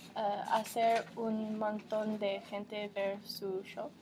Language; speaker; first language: Spanish; non-native, learner; English